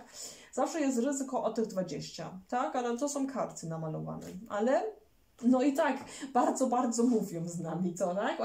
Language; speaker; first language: Polish; early bilingual, heritage; German